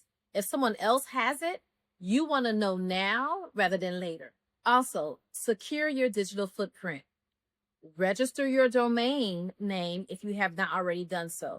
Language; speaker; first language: English; native; English